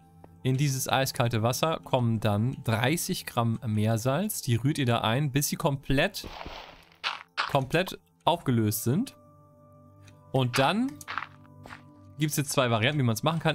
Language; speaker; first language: German; native; German